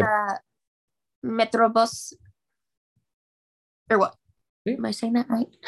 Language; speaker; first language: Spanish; non-native, learner; English